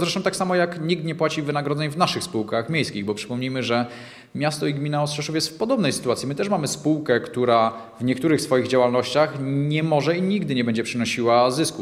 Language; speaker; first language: Polish; native; Polish